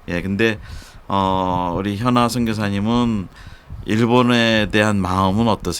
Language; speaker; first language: Korean; native; Korean